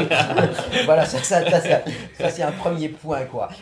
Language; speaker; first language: French; native; French